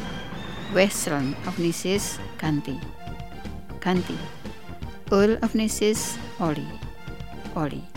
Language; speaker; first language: German; non-native, fluent; Indonesian